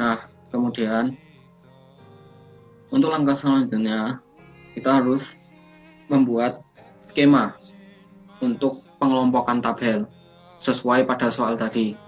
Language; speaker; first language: Indonesian; native; Indonesian